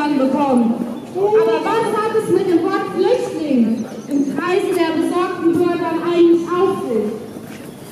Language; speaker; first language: German; native; German